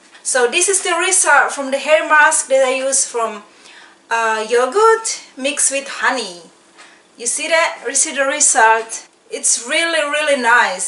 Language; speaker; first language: English; non-native, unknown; Indonesian